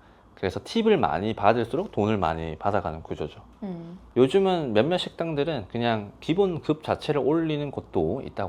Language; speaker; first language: Korean; non-native, local second language; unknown